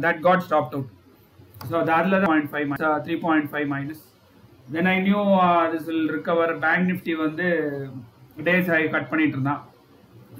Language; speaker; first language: Tamil; native; Tamil